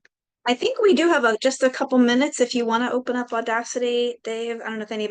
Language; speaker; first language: English; native; English